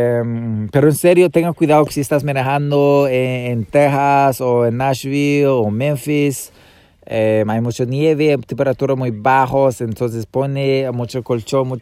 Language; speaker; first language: Spanish; non-native, fluent; English